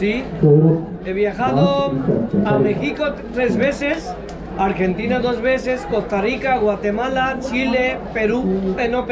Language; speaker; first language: Spanish; non-native, fluent; Bangla